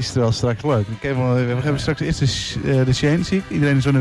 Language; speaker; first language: Dutch; native; Dutch